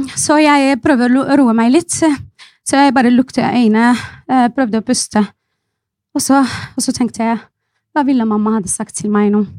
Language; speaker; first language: Norwegian; non-native, fluent; Arabic